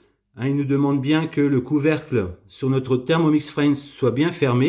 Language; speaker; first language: French; native; French